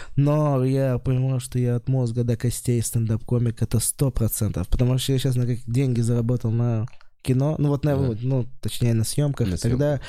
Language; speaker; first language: Russian; native; Russian